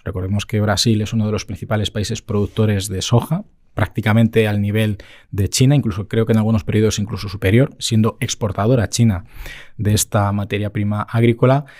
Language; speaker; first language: Spanish; native; Spanish